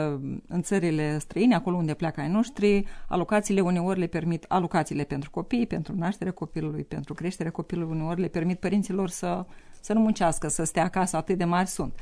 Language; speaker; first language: Romanian; native; Romanian